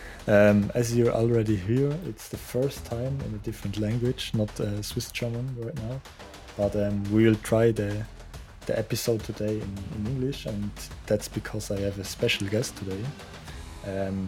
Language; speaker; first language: English; non-native, fluent; Swiss German